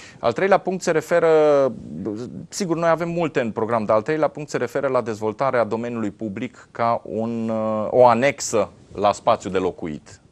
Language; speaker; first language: Romanian; native; Romanian